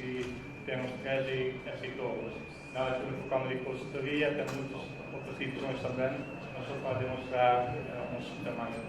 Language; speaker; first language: Portuguese; non-native, fluent; Dutch